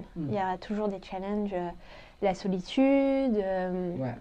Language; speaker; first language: French; early bilingual, other home language; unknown